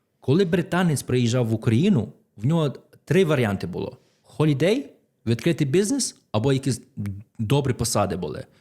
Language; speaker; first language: Ukrainian; non-native, fluent; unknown